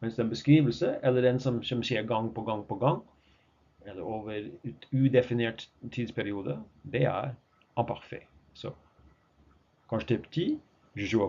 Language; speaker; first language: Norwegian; non-native, fluent; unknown